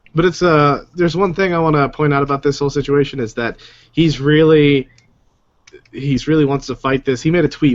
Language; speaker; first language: English; native; English